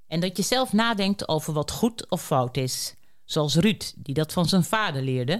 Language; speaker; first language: Dutch; native; Dutch